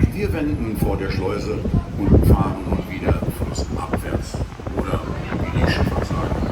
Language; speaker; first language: German; native; German